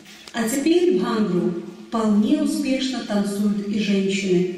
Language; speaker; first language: Russian; native; Russian